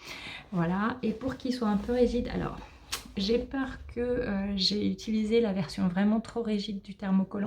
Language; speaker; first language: French; native; French